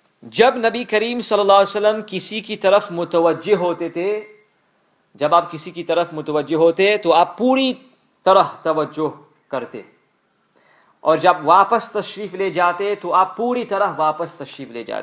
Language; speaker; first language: Urdu; early bilingual, other home language; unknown